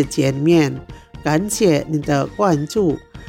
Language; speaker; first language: Chinese; non-native, fluent; Indonesian